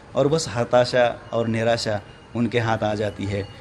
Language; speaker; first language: Hindi; non-native, local second language; Marathi